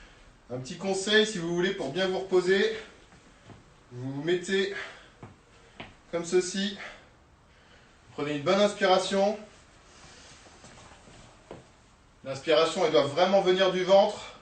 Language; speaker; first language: French; native; French